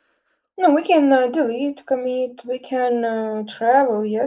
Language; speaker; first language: English; non-native, learner; Russian